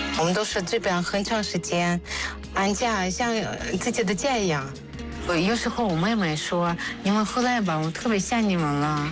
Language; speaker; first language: Chinese; non-native, fluent; Russian